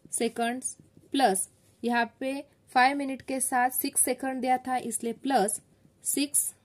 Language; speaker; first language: Hindi; non-native, local second language; Marathi